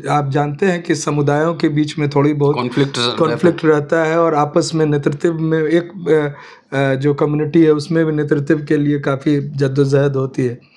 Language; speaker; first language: Hindi; native; Hindi